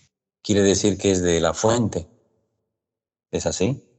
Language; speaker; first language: Spanish; native; Spanish